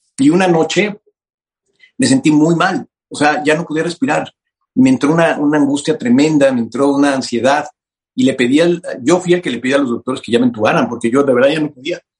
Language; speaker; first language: Spanish; native; Spanish